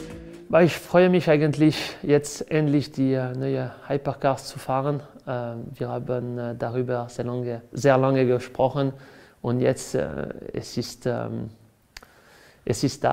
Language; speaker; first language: German; non-native, fluent; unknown